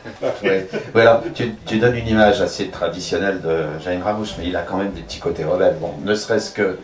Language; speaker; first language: French; native; French